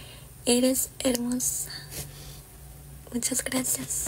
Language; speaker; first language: Spanish; non-native, learner; Georgian